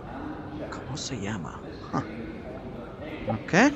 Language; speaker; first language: Spanish; non-native, learner; English